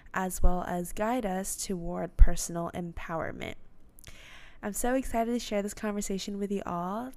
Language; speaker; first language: English; non-native, fluent; Chinese